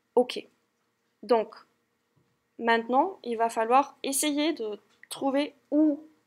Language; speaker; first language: French; non-native, fluent; German